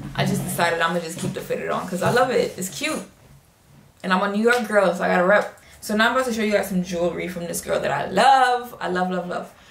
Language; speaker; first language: English; native; English